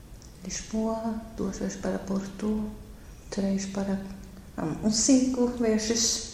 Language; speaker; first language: Portuguese; non-native, learner; Norwegian